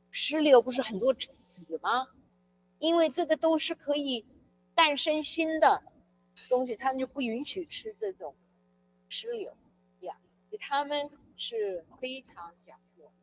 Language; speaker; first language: Chinese; early bilingual, heritage; English